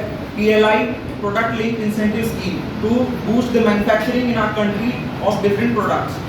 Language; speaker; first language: English; non-native, local second language; Hindi